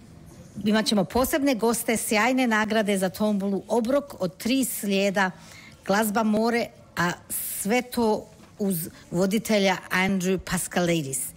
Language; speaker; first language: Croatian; early bilingual, heritage; Croatian